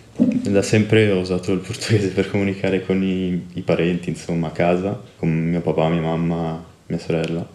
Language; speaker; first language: Italian; early bilingual, other home language; Portuguese